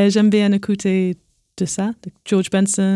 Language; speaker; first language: French; non-native, learner; English